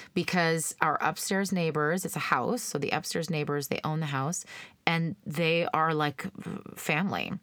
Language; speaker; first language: English; native; English